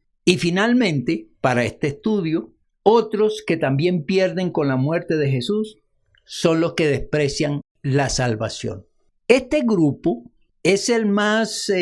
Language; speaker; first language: Spanish; native; Spanish